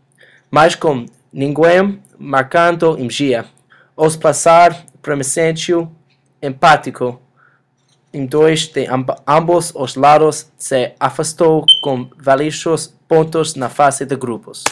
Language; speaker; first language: Portuguese; non-native, learner; English